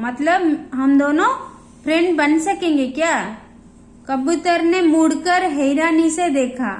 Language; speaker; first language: Hindi; non-native, local second language; Odia